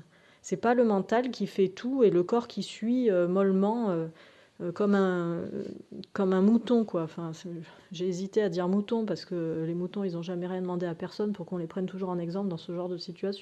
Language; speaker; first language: French; native; French